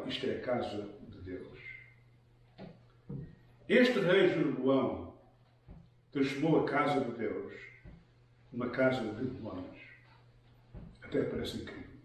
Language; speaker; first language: Portuguese; native; Portuguese